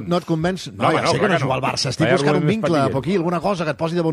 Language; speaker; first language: Catalan; native; Catalan